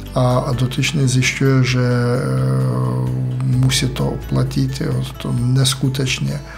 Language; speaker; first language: Czech; non-native, fluent; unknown